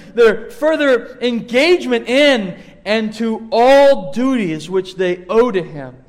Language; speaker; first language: English; native; English